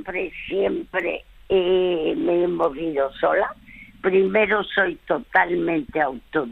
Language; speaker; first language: Spanish; early bilingual, other home language; French